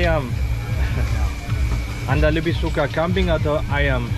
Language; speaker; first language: Indonesian; non-native, learner; German